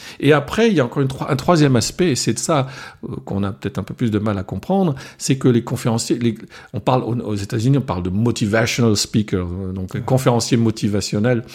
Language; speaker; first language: French; non-native, local second language; Swiss German